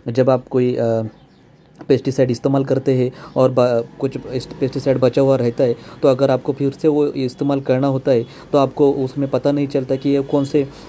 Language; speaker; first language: Hindi; non-native, local second language; Marathi